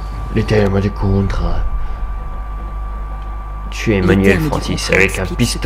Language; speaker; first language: French; native; French